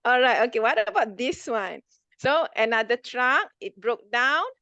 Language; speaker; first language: English; non-native, local second language; Malay